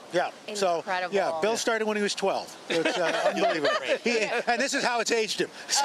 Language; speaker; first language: English; native; English